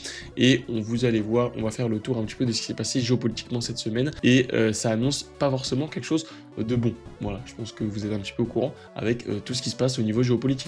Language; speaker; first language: French; native; French